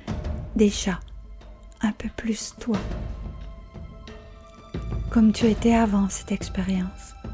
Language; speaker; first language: French; native; French